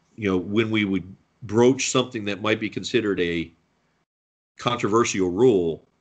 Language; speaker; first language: English; native; English